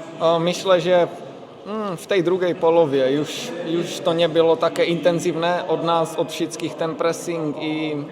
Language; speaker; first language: Polish; non-native, learner; Czech